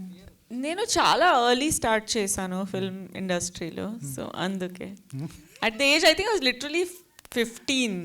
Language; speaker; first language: Telugu; non-native, fluent; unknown